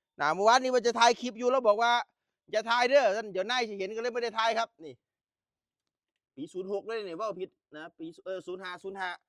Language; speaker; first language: Thai; non-native, local second language; Northeastern Thai